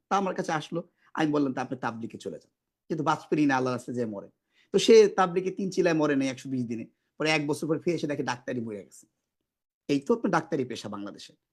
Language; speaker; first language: Bangla; native; Bangla